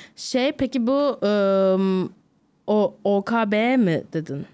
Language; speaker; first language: Turkish; native; Turkish